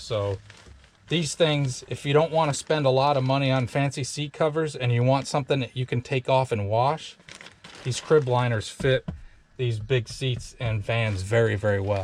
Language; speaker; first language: English; native; English